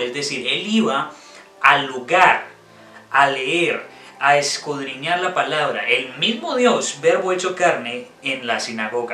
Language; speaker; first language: Spanish; native; Spanish